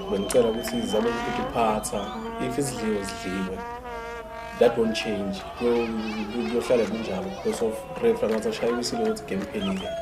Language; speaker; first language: Zulu; non-native, local second language; Swati